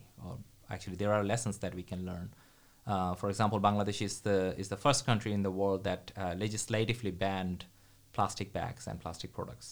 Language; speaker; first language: English; non-native, local second language; Bangla